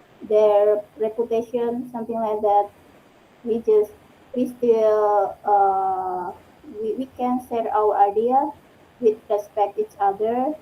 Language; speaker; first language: English; non-native, learner; Indonesian